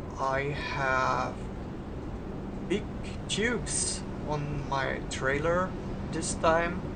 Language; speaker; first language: English; non-native, fluent; German